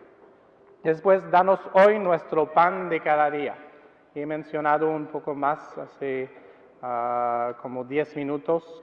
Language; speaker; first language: Spanish; non-native, fluent; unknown